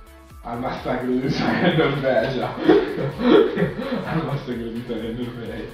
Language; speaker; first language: Italian; native; Italian